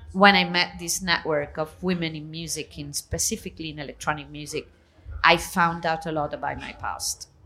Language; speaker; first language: English; non-native, fluent; Italian